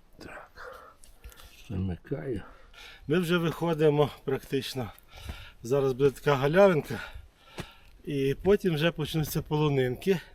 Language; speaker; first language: Ukrainian; native; Ukrainian